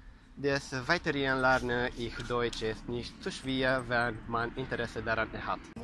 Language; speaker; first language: German; non-native, learner; Polish